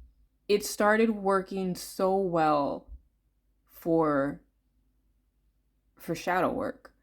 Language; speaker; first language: English; native; English